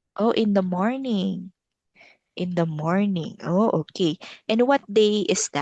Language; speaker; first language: English; non-native, local second language; Filipino